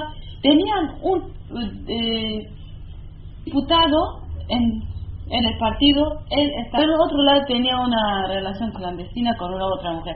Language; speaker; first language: Spanish; non-native, learner; Kurdish